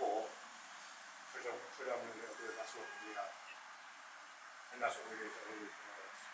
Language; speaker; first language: English; native; English